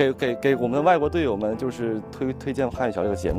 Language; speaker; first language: Chinese; non-native, fluent; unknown